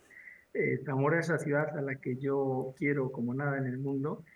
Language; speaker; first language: Spanish; native; Spanish